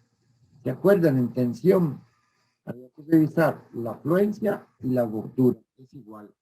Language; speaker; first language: Spanish; native; Spanish